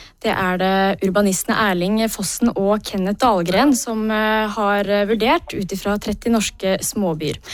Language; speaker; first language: Norwegian; native; Norwegian